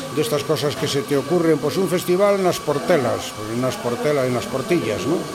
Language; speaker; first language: Spanish; native; Spanish